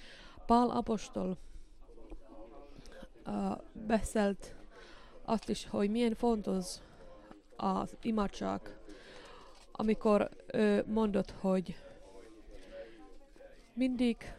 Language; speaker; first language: Hungarian; non-native, learner; Finnish